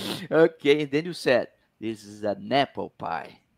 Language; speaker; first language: English; non-native, fluent; Portuguese